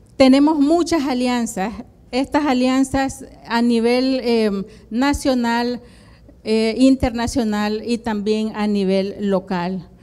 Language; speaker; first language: Spanish; native; Spanish